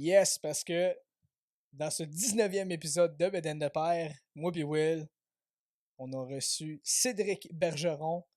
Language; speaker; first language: French; native; French